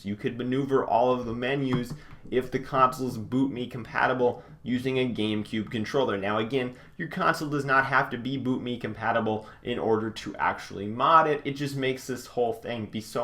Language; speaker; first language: English; native; English